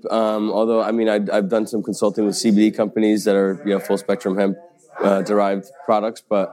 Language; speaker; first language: English; native; English